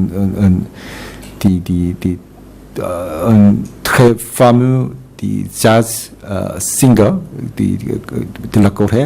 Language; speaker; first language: French; non-native, fluent; Korean